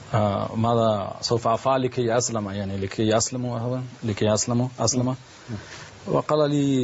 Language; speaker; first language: Arabic; non-native, learner; Spanish